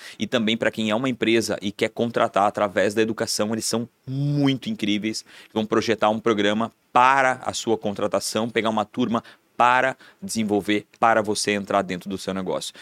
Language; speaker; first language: Portuguese; non-native, fluent; Spanish